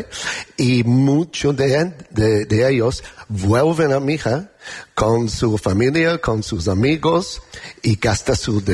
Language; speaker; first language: Spanish; non-native, learner; English